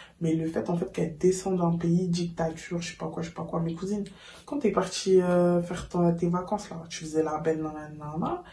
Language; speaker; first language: French; native; French